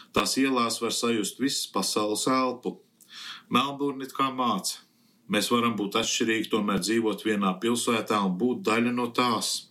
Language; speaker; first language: Latvian; early bilingual, heritage; Latvian